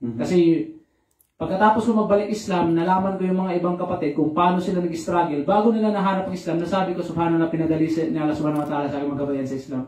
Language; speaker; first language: Filipino; non-native, local second language; Cebuano